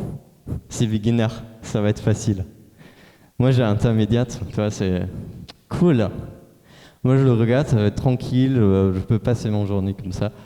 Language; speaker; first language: French; non-native, fluent; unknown